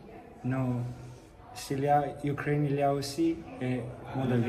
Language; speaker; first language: French; non-native, learner; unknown